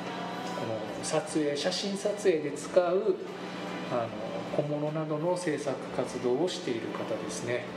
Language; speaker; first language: Japanese; native; Japanese